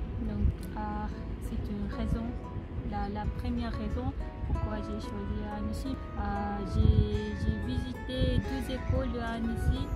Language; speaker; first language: French; non-native, learner; Japanese